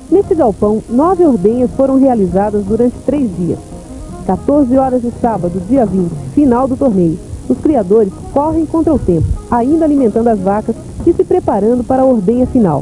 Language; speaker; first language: Portuguese; native; Portuguese